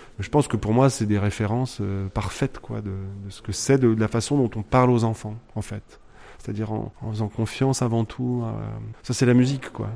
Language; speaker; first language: French; native; French